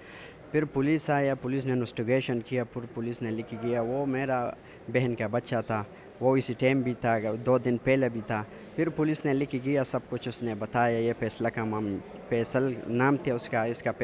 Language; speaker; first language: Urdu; non-native, local second language; Pashto